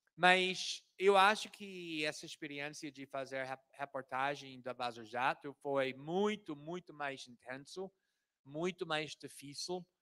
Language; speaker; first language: Portuguese; non-native, fluent; English